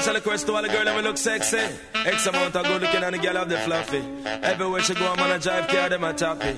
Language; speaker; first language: English; native; English